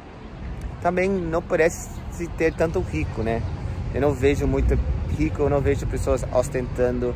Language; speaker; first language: Portuguese; non-native, fluent; English